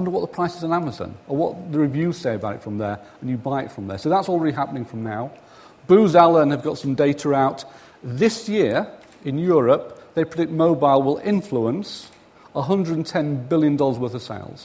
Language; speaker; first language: English; native; English